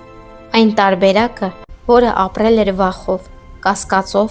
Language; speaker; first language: Armenian; native; Armenian